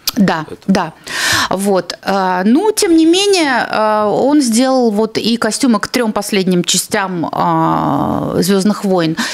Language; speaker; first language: Russian; native; Russian